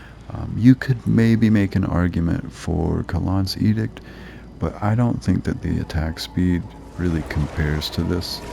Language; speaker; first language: English; native; English